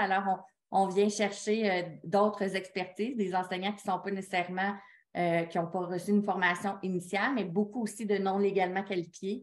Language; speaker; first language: French; native; French